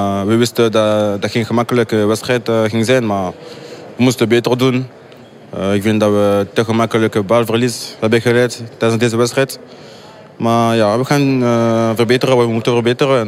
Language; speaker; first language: Dutch; non-native, local second language; French